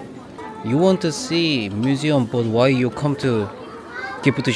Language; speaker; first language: English; non-native, learner; Korean